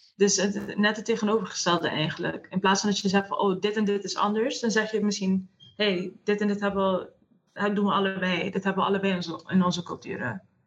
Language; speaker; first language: Dutch; native; Dutch